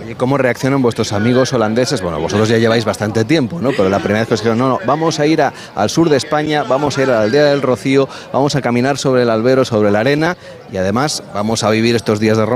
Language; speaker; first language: Spanish; native; Spanish